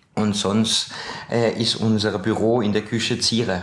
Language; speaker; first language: German; non-native, fluent; French